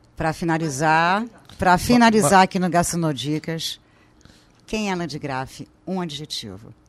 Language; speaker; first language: Portuguese; native; Portuguese